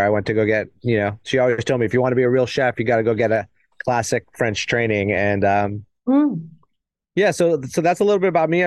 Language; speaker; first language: English; native; English